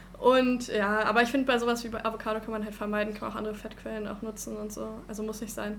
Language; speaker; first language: German; native; German